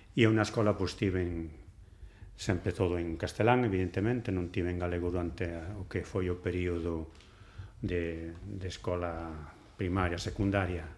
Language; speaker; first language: Galician; non-native, local second language; Spanish